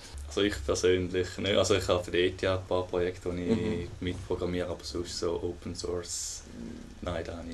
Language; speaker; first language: German; native; German